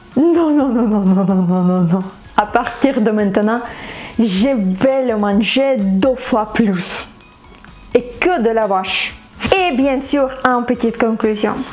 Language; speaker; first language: French; non-native, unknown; Ukrainian